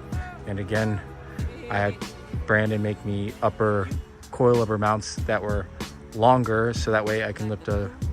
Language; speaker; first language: English; native; English